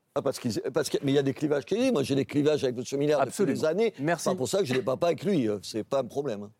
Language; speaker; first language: French; native; French